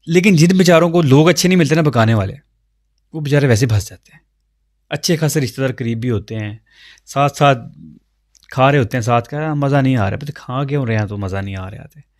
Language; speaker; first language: Urdu; non-native, local second language; Punjabi